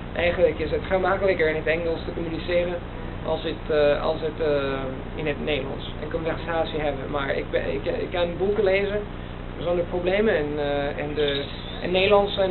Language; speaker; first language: Dutch; non-native, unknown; Italian